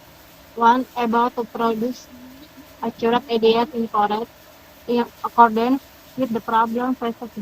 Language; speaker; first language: English; non-native, learner; Indonesian